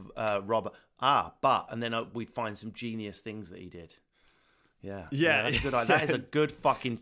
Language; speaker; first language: English; native; English